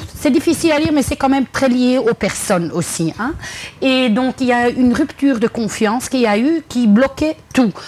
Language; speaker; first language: French; non-native, local second language; Dutch